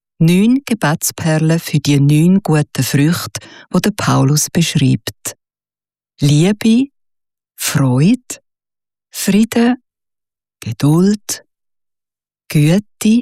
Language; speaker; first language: German; native; German